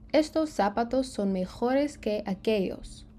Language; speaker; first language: Spanish; non-native, learner; English